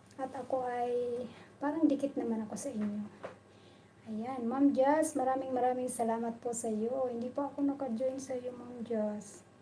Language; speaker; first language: Filipino; non-native, local second language; Bikol